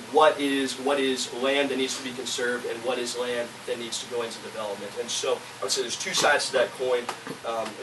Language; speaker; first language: English; native; English